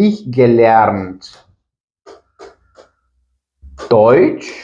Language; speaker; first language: German; non-native, fluent; Ukrainian